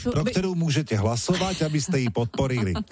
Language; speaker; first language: Czech; native; Czech